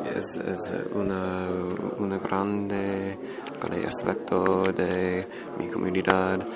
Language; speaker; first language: Spanish; non-native, learner; English